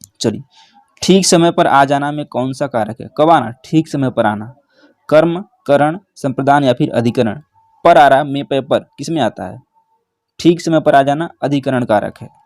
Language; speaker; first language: Hindi; native; Hindi